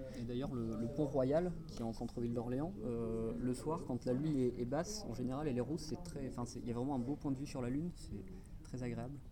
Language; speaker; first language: French; native; French